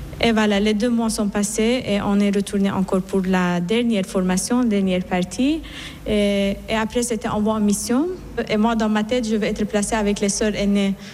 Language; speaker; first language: French; non-native, fluent; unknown